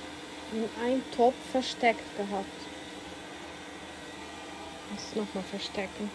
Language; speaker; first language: German; non-native, fluent; Ukrainian